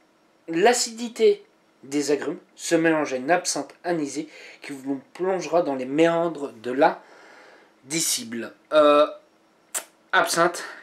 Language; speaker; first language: French; native; French